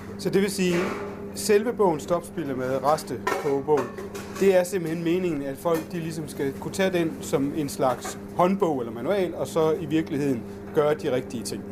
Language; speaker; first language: Danish; native; Danish